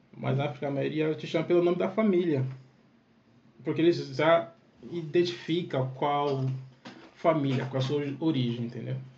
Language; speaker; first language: Portuguese; non-native, fluent; Akan